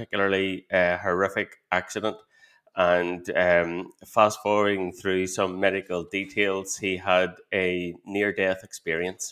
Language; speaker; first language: English; native; English